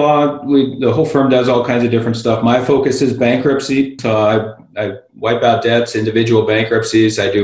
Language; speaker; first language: English; native; English